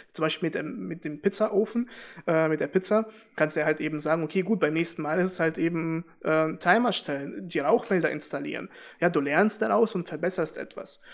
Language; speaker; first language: German; early bilingual, other home language; Russian